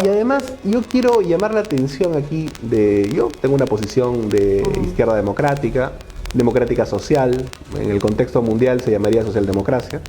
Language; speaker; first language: Spanish; native; Spanish